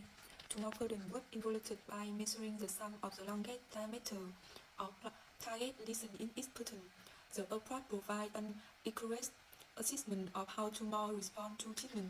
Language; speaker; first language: English; non-native, learner; Vietnamese